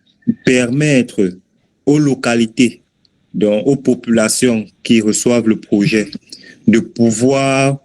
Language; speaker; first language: French; native; French